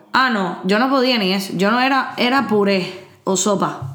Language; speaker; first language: Spanish; early bilingual, other home language; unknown